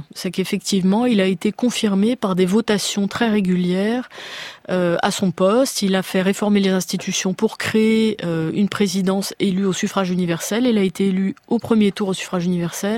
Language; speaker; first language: French; native; French